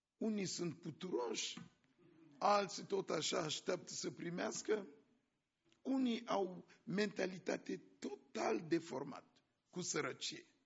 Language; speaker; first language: Romanian; non-native, fluent; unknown